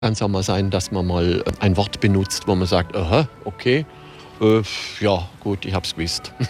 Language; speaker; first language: German; native; German